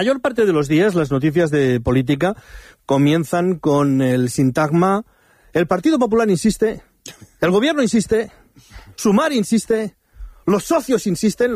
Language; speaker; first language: Spanish; native; Spanish